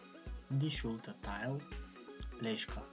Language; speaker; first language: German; non-native, fluent; Macedonian